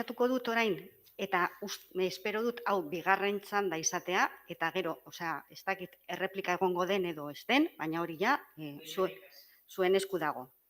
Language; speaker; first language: Basque; non-native, local second language; Spanish